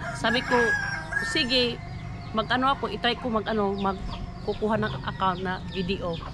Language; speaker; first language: Filipino; non-native, local second language; Cebuano